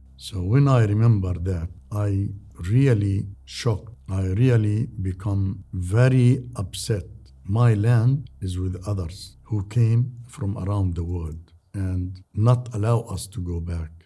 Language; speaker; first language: English; non-native, fluent; Arabic